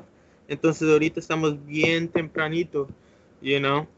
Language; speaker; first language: Spanish; early bilingual, heritage; English